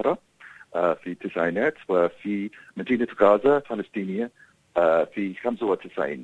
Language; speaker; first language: Arabic; non-native, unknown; English